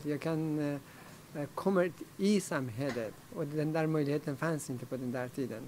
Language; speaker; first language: Swedish; non-native, fluent; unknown